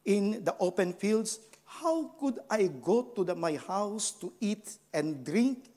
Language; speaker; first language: English; non-native, local second language; Filipino